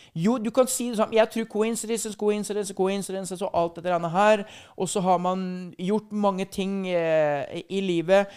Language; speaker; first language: Norwegian; native; Norwegian